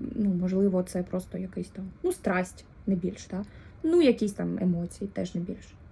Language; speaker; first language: Ukrainian; non-native, local second language; Russian